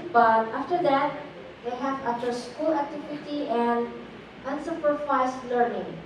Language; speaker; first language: English; non-native, fluent; Indonesian